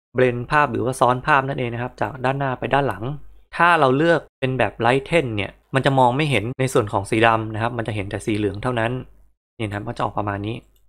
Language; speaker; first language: Thai; native; Thai